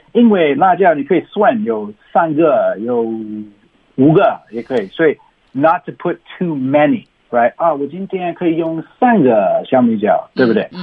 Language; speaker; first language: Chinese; non-native, learner; English